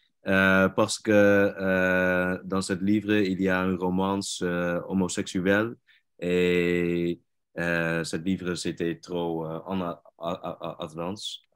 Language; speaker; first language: French; non-native, learner; Dutch